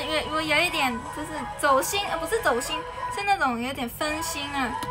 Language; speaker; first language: Chinese; native; Chinese